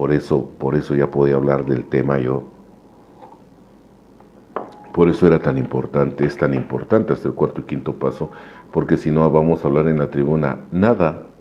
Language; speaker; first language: Spanish; native; Spanish